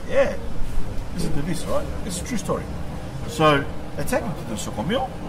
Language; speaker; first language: English; early bilingual, other home language; Greek